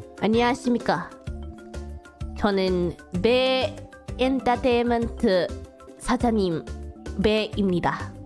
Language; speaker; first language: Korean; non-native, learner; English